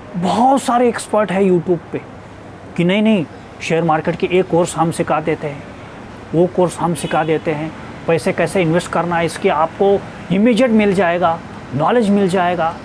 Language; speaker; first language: Hindi; non-native, local second language; Marathi